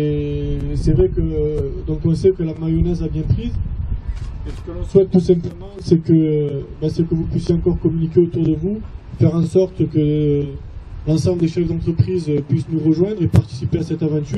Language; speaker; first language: French; native; French